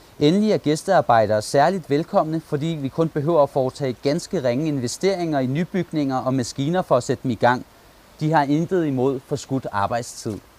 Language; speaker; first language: Danish; early bilingual, other home language; Turkish